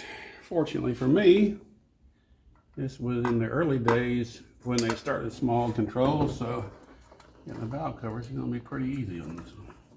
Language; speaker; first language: English; native; English